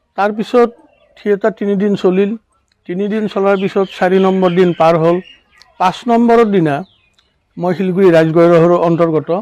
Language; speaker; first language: Assamese; native; Assamese